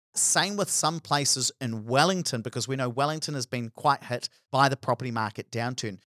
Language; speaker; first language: English; native; English